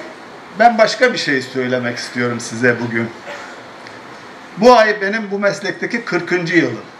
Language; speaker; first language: Turkish; native; Turkish